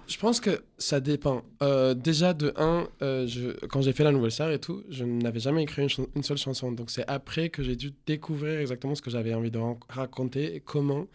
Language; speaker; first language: French; non-native, fluent; Spanish